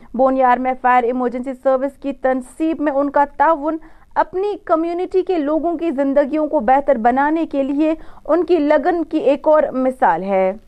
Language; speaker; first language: Urdu; non-native, local second language; Kashmiri